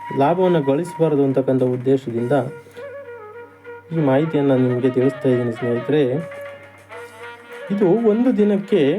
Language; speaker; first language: Kannada; native; Kannada